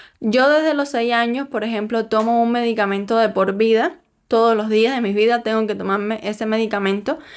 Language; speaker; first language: Spanish; native; Spanish